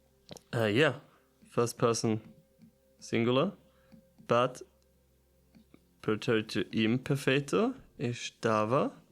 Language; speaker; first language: Portuguese; non-native, learner; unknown